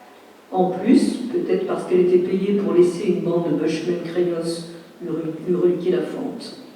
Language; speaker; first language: French; native; French